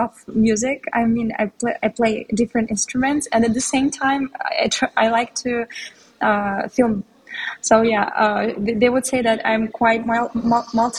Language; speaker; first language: English; non-native, fluent; Tatar